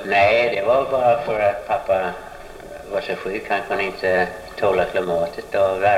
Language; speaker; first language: Swedish; early bilingual, heritage; Swedish